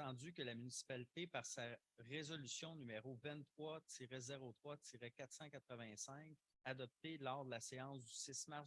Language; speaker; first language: French; native; French